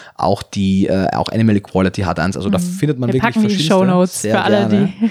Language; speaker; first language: German; native; German